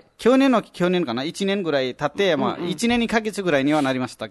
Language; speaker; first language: Japanese; non-native, fluent; Nepali